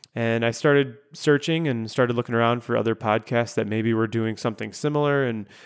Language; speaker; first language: English; native; English